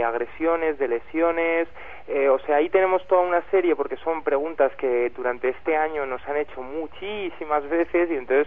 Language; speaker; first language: Spanish; native; Spanish